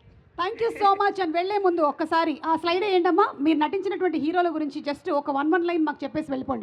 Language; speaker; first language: Telugu; native; Telugu